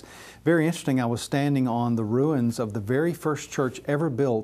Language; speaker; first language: English; native; English